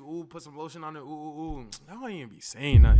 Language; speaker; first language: English; native; English